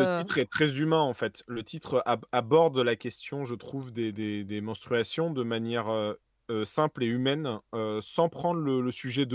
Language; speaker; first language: French; native; French